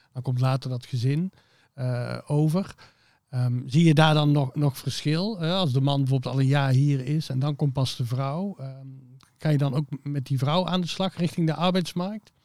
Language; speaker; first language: Dutch; native; Dutch